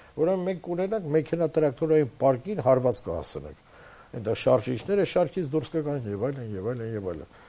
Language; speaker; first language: Armenian; native; Armenian